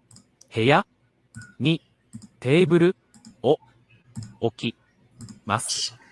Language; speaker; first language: Japanese; non-native, learner; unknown